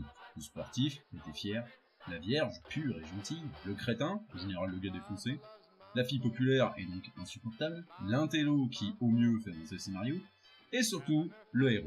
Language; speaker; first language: French; native; French